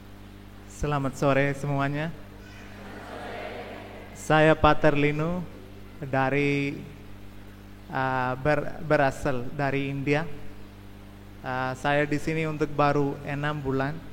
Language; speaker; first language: Indonesian; non-native, learner; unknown